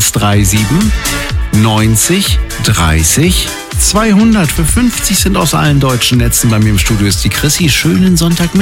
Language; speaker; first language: German; native; German